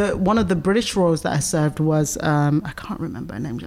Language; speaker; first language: English; native; English